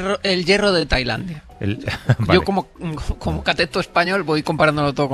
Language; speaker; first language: Spanish; native; Spanish